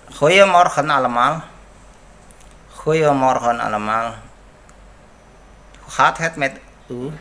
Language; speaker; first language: Dutch; non-native, learner; Indonesian